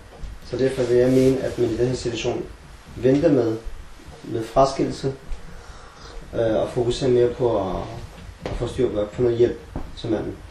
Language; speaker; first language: Danish; native; Danish